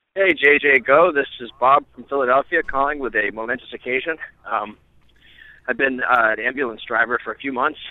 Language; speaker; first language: English; early bilingual, other home language; Danish